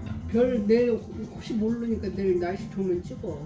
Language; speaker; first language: Korean; native; Korean